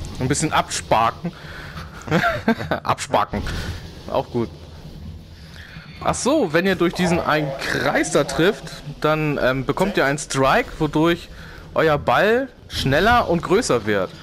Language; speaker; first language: German; native; German